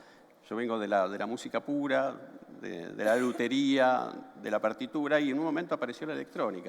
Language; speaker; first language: Spanish; native; Spanish